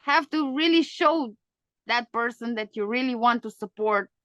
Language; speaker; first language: English; non-native, fluent; Romanian